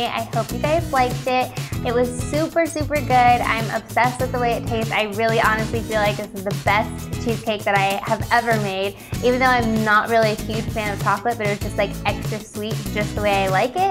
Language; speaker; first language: English; native; English